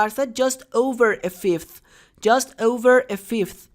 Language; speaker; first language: English; non-native, fluent; Persian